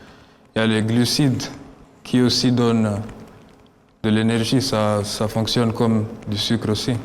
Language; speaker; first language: French; non-native, local second language; Kinyarwanda